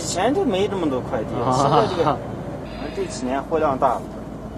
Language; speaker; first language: Chinese; native; Chinese